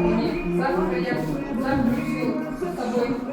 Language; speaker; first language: Russian; native; Russian